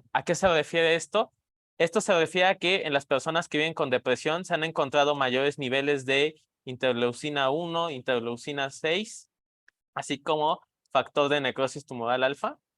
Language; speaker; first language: Spanish; native; Spanish